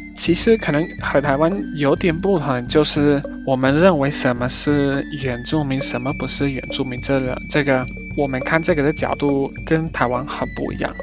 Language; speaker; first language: Chinese; non-native, fluent; Spanish